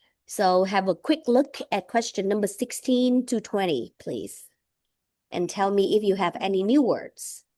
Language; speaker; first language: English; non-native, fluent; Vietnamese